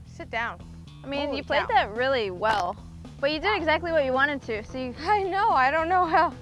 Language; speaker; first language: English; native; English